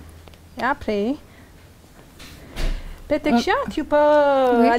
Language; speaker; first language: French; non-native, learner; Hindi